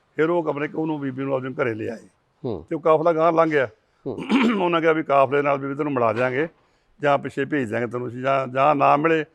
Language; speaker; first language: Punjabi; native; Punjabi